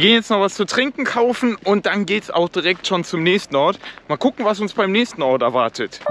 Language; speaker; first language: German; native; German